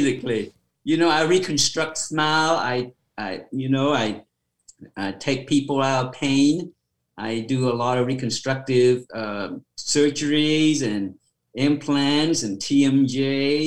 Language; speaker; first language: English; non-native, fluent; Khmer